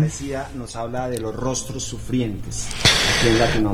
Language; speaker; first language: Spanish; native; Spanish